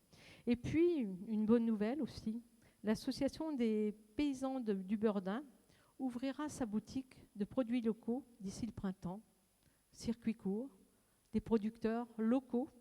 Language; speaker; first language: French; native; French